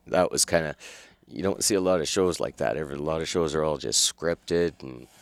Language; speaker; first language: English; native; English